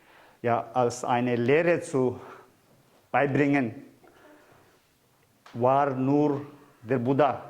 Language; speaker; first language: German; non-native, learner; Tibetan